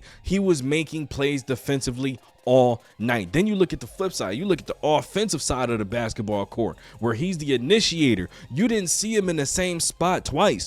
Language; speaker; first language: English; native; English